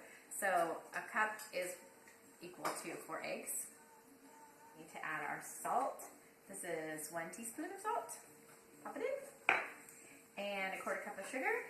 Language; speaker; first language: English; native; English